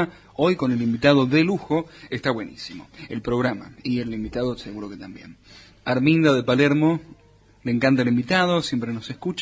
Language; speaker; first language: Spanish; native; Spanish